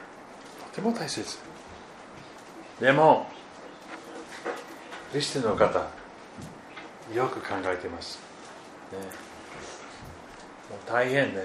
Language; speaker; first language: Japanese; non-native, fluent; German